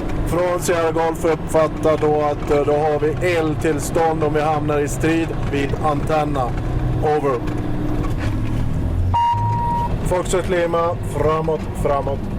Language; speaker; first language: Swedish; native; Swedish